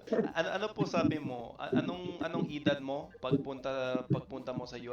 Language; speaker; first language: Filipino; non-native, fluent; English